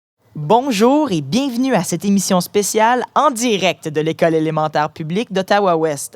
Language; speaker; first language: French; native; French